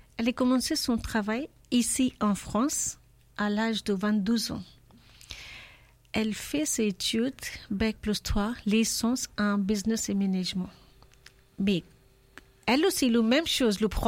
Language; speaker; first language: French; non-native, learner; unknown